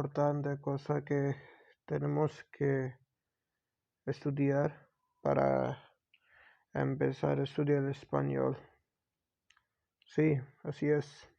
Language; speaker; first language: Spanish; non-native, learner; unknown